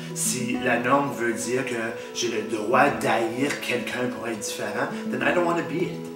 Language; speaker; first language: French; native; French